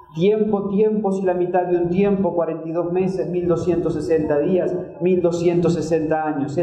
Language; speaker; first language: Spanish; native; Spanish